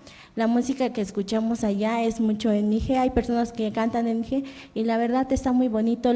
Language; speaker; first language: Spanish; non-native, local second language; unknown